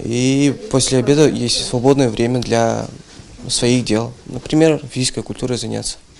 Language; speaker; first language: Russian; non-native, local second language; Tuvinian